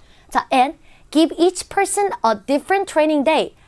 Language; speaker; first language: English; non-native, fluent; Korean